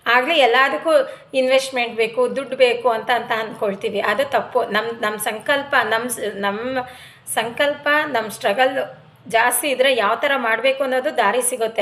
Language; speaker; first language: Kannada; non-native, local second language; Telugu